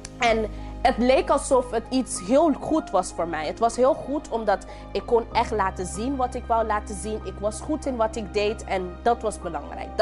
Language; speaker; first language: Dutch; non-native, local second language; English